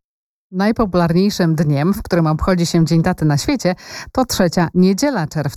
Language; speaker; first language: Polish; native; Polish